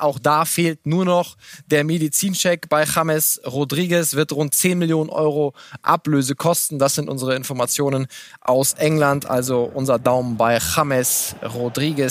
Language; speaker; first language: German; native; German